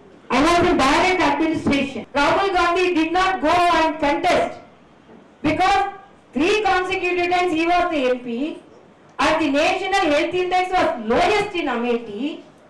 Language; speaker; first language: English; non-native, local second language; Tamil